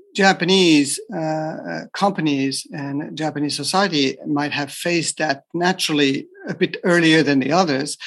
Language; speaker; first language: English; non-native, fluent; French